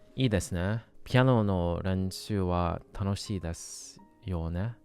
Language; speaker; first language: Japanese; non-native, learner; English